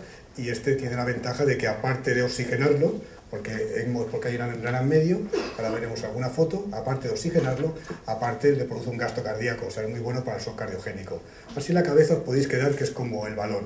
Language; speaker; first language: Spanish; native; Spanish